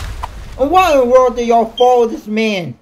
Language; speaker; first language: English; native; English